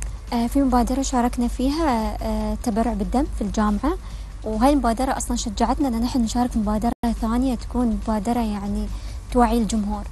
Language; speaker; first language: Arabic; native; Arabic